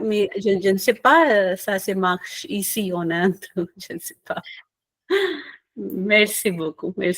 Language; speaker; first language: French; non-native, fluent; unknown